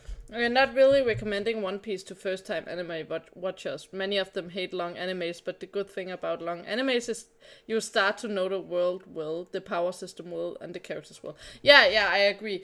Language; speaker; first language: English; non-native, fluent; Danish